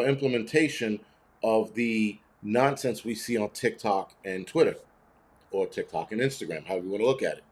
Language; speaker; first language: English; native; English